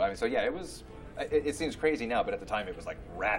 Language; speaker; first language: English; native; English